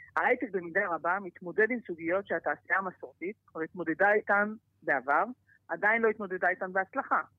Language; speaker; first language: Hebrew; native; Hebrew